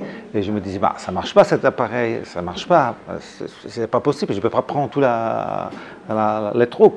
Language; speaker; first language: French; non-native, fluent; Italian